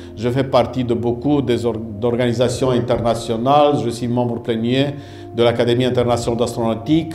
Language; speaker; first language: French; non-native, fluent; Romanian